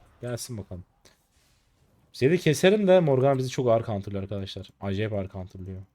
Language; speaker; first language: Turkish; native; Turkish